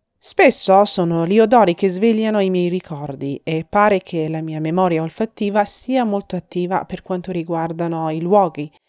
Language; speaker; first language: Italian; non-native, fluent; Persian